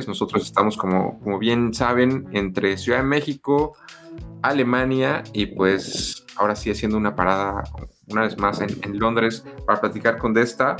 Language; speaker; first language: Spanish; native; Spanish